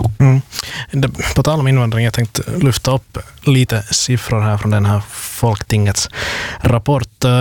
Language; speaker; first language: Swedish; native; Swedish